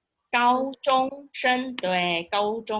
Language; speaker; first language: Chinese; non-native, fluent; Indonesian